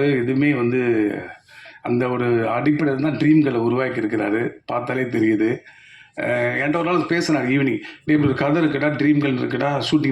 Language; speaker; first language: Tamil; native; Tamil